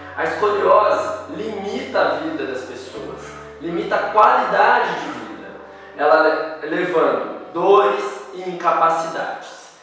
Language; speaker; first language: Portuguese; native; Portuguese